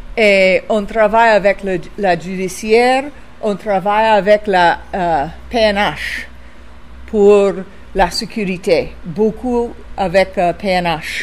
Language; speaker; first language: French; non-native, fluent; English